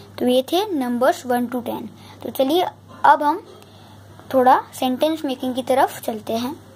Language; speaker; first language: Hindi; native; Hindi